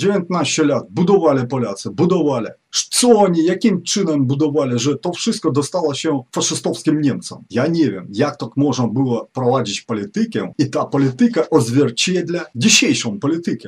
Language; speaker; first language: Polish; non-native, fluent; Ukrainian